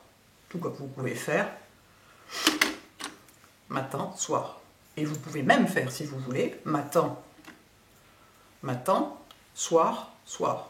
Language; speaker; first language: French; native; French